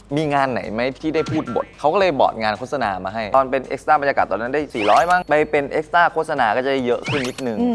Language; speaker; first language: Thai; native; Thai